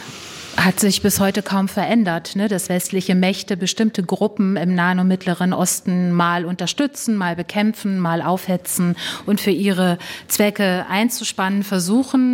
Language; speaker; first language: German; native; German